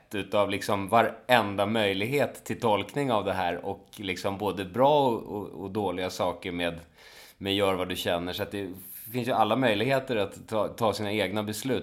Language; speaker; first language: Swedish; native; Swedish